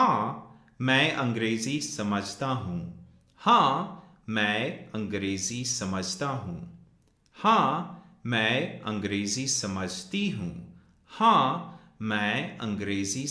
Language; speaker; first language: Hindi; non-native, fluent; English